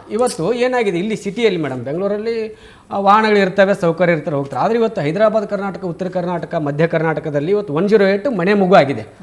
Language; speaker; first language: Kannada; native; Kannada